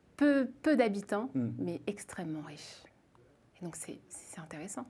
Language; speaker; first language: French; native; French